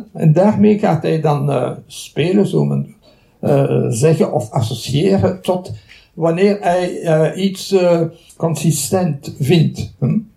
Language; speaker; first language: Dutch; non-native, local second language; French